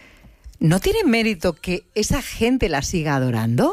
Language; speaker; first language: Spanish; native; Spanish